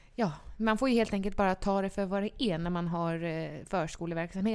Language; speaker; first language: Swedish; native; Swedish